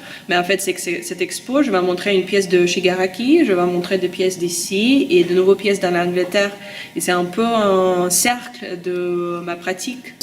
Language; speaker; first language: French; non-native, fluent; Russian